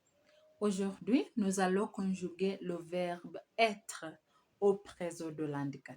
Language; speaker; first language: French; non-native, fluent; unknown